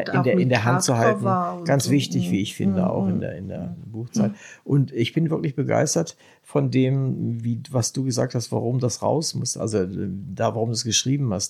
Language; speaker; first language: German; native; German